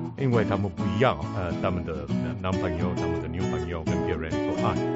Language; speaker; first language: Chinese; non-native, learner; Italian